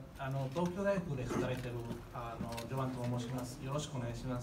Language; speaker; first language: Japanese; non-native, fluent; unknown